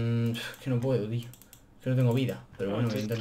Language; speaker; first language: Spanish; native; Spanish